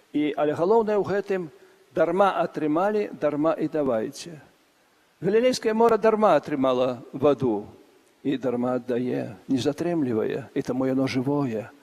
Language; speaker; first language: Belarusian; native; Belarusian